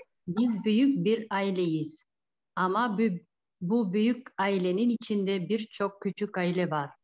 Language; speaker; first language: Turkish; non-native, learner; Kyrgyz